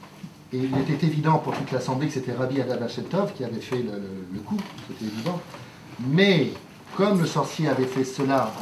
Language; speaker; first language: French; native; French